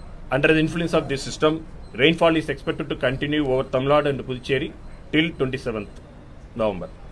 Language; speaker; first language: English; non-native, local second language; Tamil